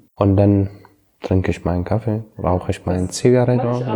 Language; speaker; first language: German; non-native, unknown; Arabic